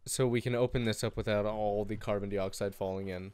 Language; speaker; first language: English; native; English